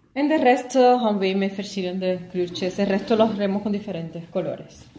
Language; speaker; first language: Dutch; non-native, fluent; Spanish